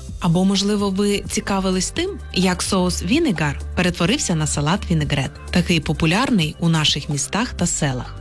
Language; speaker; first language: Ukrainian; native; Ukrainian